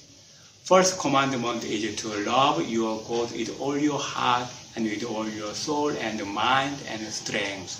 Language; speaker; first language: English; non-native, fluent; Korean